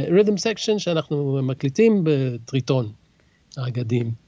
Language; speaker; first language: Hebrew; early bilingual, other home language; English